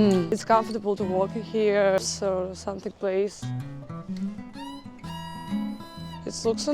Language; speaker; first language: English; non-native, learner; Russian